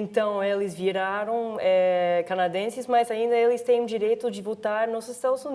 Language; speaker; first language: Portuguese; non-native, fluent; English